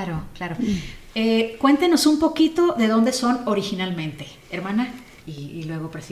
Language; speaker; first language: Spanish; native; Spanish